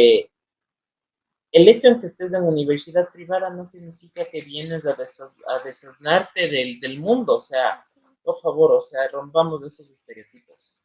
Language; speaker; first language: Spanish; native; Spanish